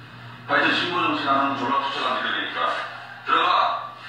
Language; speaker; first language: Korean; native; Korean